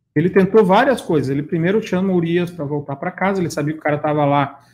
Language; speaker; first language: Portuguese; native; Portuguese